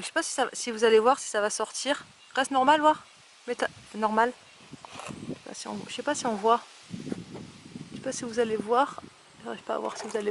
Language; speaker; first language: French; native; French